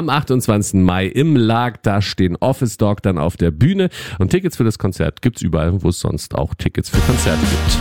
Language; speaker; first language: German; native; German